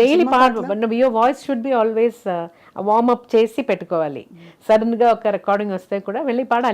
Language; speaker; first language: Telugu; non-native, local second language; Malayalam